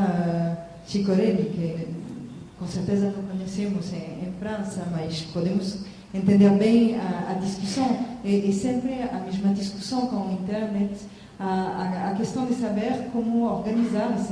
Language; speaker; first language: Portuguese; non-native, fluent; French